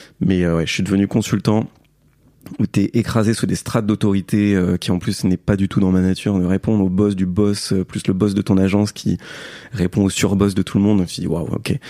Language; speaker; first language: French; native; French